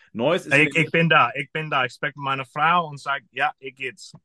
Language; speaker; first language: German; non-native, fluent; English